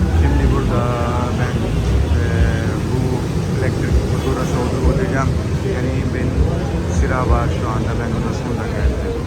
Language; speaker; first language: Turkish; non-native, learner; Urdu